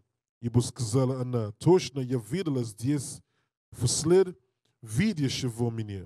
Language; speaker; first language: Russian; non-native, learner; English